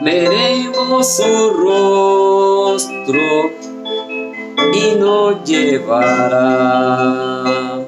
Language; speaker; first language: Spanish; native; Spanish